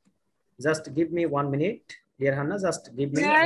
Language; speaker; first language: English; non-native, learner; Bangla